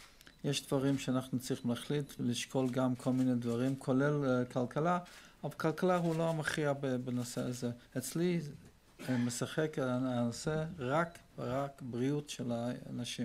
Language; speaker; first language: Hebrew; non-native, fluent; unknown